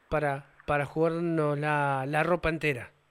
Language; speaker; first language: Spanish; native; Spanish